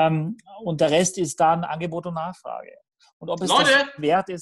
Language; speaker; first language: German; native; German